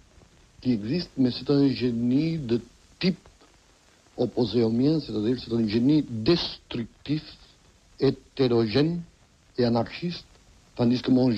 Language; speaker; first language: French; non-native, fluent; Catalan